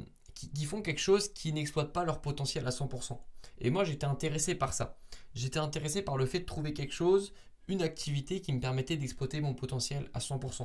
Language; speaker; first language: French; native; French